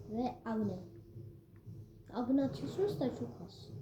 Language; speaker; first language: Turkish; early bilingual, heritage; Turkish